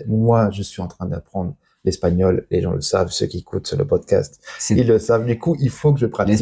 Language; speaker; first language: French; native; French